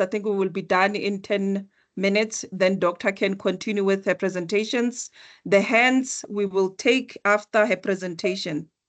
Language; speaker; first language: English; non-native, local second language; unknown